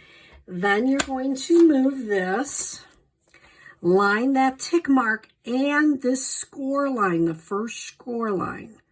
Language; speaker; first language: English; native; English